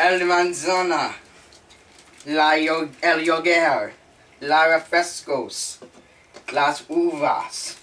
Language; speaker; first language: Spanish; non-native, learner; English